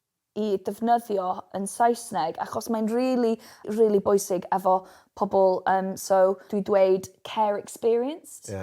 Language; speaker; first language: Welsh; non-native, local second language; English